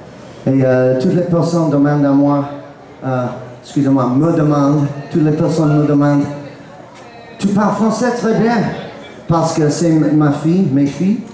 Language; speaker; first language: French; non-native, learner; English